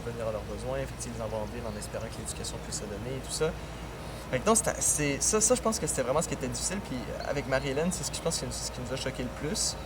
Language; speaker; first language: French; native; French